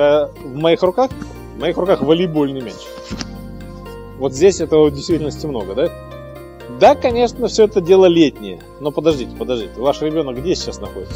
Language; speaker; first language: Russian; native; Russian